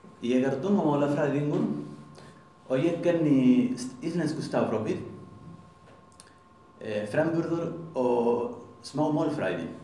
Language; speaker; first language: Icelandic; non-native, learner; Spanish